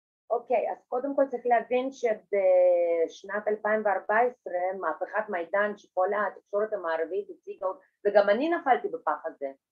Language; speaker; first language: Hebrew; non-native, fluent; Russian